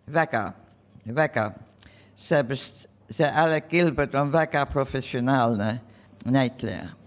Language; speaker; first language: Estonian; early bilingual, heritage; Estonian